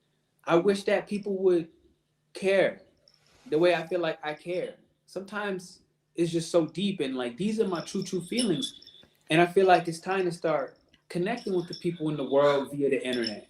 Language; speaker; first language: English; native; English